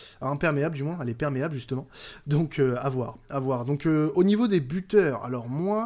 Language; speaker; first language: French; native; French